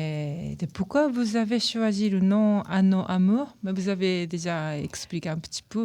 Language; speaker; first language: French; non-native, learner; Japanese